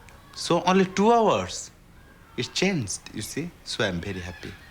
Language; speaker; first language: English; non-native, learner; Bangla